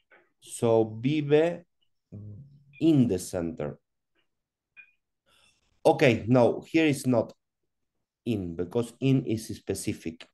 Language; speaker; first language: English; non-native, learner; Spanish